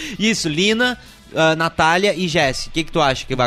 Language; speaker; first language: Portuguese; native; Portuguese